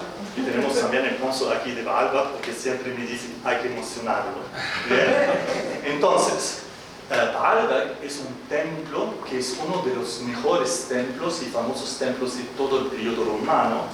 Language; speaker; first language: Spanish; non-native, fluent; Arabic